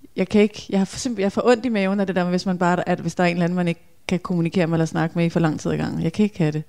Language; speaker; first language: Danish; native; Danish